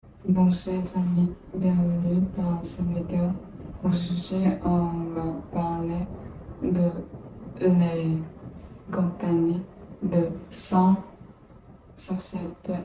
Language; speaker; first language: French; non-native, learner; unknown